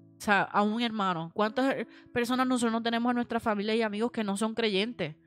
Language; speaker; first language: Spanish; native; Spanish